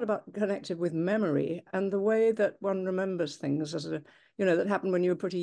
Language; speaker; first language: English; native; English